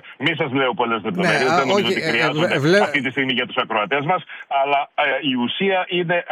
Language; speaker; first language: Greek; native; Greek